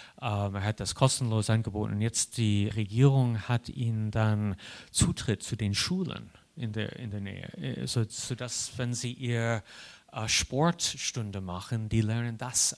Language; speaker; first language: German; non-native, fluent; English